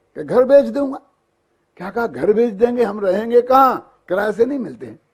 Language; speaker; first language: Hindi; native; Hindi